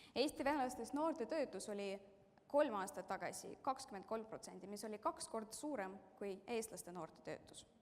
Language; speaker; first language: Estonian; non-native, local second language; Russian